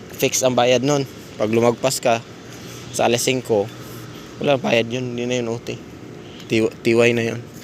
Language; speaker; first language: Filipino; non-native, local second language; Cebuano